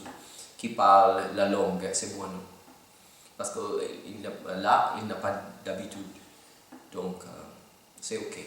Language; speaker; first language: French; non-native, learner; Filipino